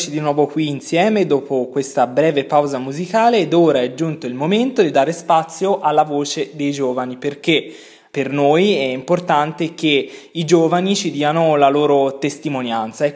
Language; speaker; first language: Italian; native; Italian